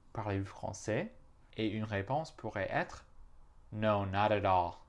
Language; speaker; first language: French; non-native, fluent; English